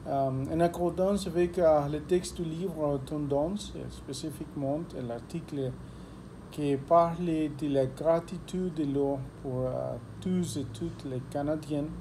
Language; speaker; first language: French; non-native, learner; Spanish